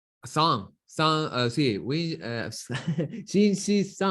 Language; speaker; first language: Chinese; non-native, learner; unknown